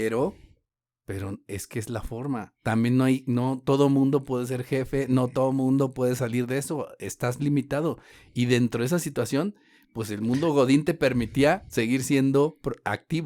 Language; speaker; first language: Spanish; native; Spanish